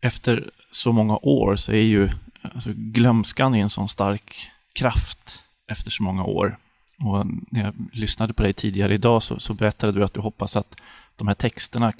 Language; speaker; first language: Swedish; native; Swedish